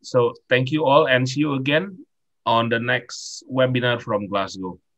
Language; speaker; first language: English; non-native, fluent; Indonesian